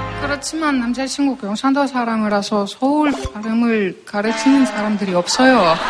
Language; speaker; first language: Korean; non-native, learner; Russian